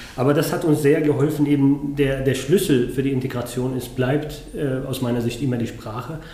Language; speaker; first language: German; non-native, fluent; Arabic